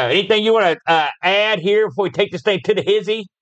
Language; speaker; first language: English; native; English